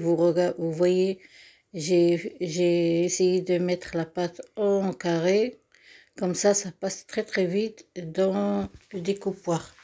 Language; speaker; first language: French; non-native, local second language; Arabic